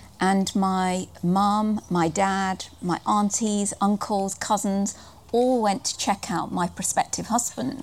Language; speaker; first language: English; native; English